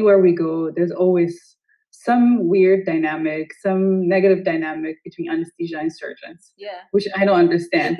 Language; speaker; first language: English; non-native, fluent; Amharic